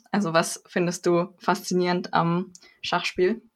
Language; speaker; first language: German; native; German